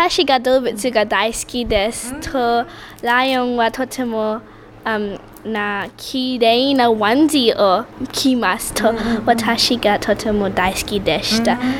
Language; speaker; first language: Japanese; non-native, learner; English